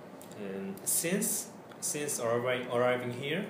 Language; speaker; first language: English; non-native, learner; Korean